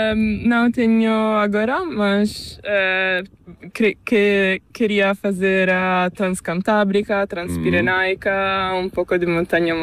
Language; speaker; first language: Spanish; non-native, learner; Italian